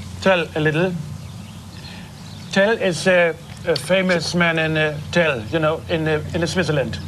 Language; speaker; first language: English; non-native, learner; German